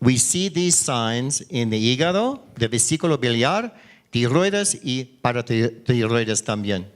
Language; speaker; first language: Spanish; non-native, learner; English